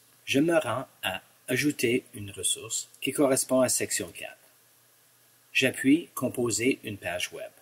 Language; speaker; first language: French; non-native, local second language; English